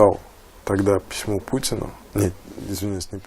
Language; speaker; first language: Russian; non-native, local second language; Tajik